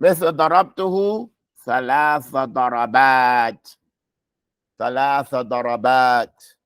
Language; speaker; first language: Arabic; non-native, fluent; English